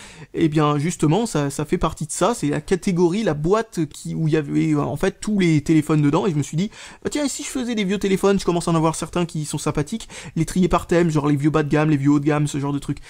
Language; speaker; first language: French; native; French